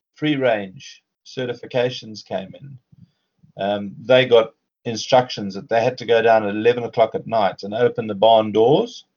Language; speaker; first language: English; native; English